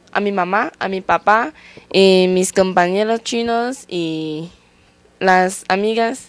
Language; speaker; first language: Spanish; non-native, learner; Chinese